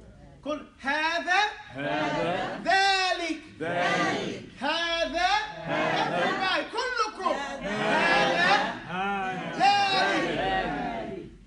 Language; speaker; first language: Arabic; non-native, fluent; English